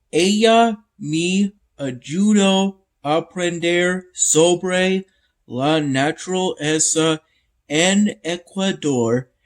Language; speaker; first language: Spanish; non-native, learner; English